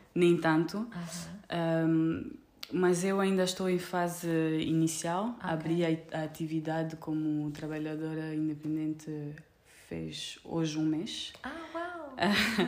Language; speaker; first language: Portuguese; non-native, fluent; French